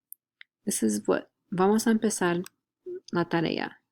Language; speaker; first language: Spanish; non-native, learner; English